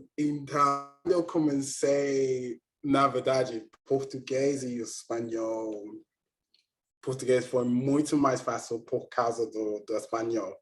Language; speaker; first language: Portuguese; non-native, learner; English